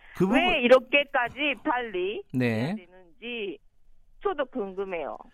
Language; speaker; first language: Korean; non-native, learner; Japanese